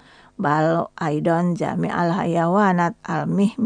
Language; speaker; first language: Arabic; non-native, fluent; Indonesian